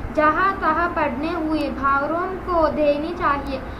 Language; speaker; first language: Hindi; non-native, local second language; Telugu